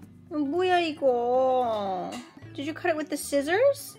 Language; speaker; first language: English; early bilingual, other home language; Japanese